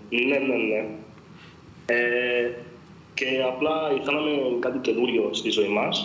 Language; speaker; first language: Greek; early bilingual, other home language; English